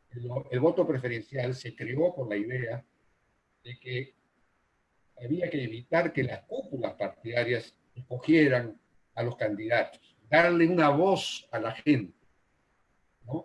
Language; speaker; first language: Spanish; native; Spanish